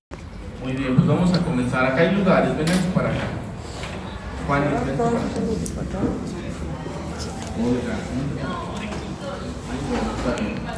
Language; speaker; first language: Spanish; native; Spanish